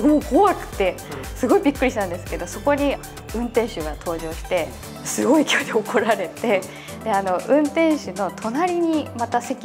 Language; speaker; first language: Japanese; native; Japanese